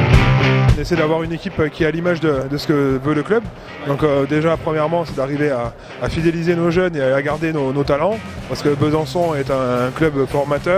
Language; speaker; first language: French; native; French